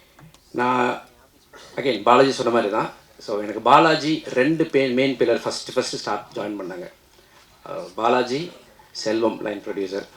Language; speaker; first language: Tamil; native; Tamil